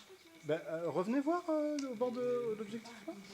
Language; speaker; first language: French; native; French